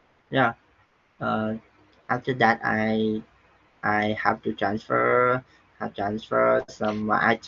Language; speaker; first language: English; non-native, learner; Vietnamese